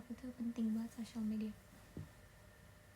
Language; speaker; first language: Indonesian; native; Indonesian